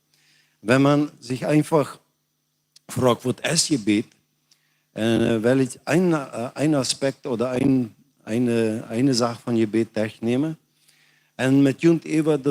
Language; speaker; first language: German; non-native, learner; Plautdietsch